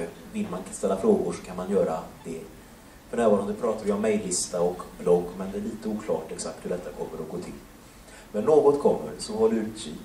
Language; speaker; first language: Swedish; native; Swedish